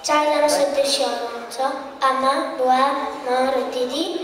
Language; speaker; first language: Nepali; early bilingual, heritage; Nepali